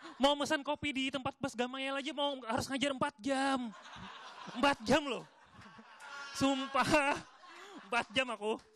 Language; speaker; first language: Indonesian; native; Indonesian